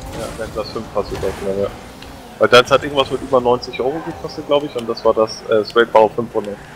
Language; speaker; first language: German; native; German